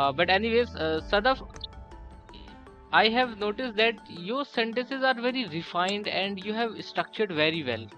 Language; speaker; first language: English; non-native, local second language; Hindi